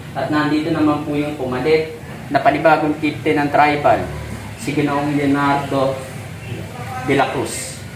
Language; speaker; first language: Filipino; native; Filipino